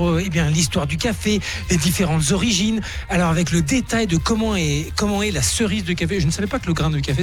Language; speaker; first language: French; native; French